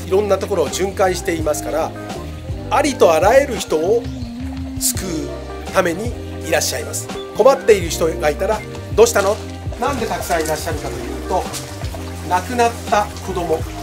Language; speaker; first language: Japanese; native; Japanese